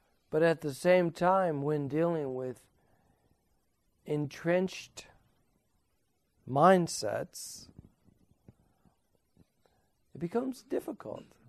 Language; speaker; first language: English; native; English